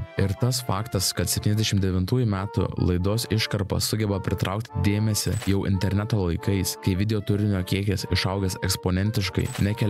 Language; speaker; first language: Lithuanian; native; Lithuanian